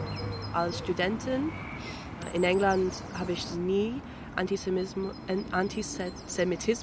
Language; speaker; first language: German; non-native, fluent; English